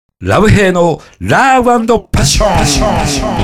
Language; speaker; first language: Japanese; native; Japanese